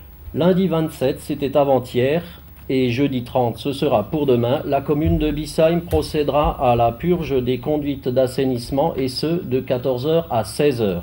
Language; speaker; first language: French; native; French